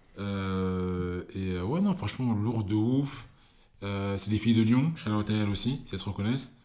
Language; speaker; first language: French; native; French